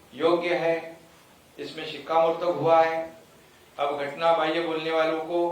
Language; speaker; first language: Hindi; non-native, local second language; Marathi